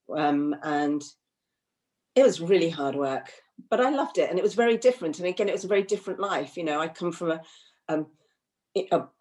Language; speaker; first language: English; early bilingual, other home language; Hindi